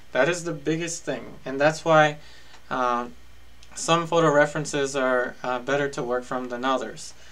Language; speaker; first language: English; early bilingual, other home language; Spanish